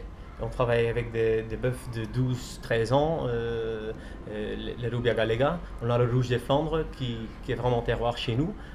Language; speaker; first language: French; non-native, local second language; Dutch